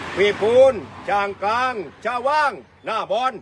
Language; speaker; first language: Thai; native; Thai